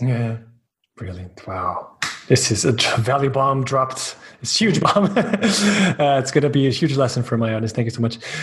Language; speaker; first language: English; non-native, fluent; Portuguese